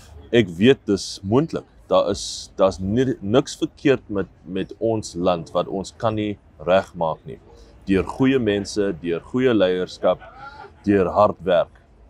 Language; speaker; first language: Afrikaans; non-native, local second language; English